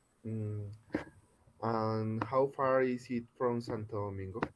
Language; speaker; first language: English; non-native, learner; Spanish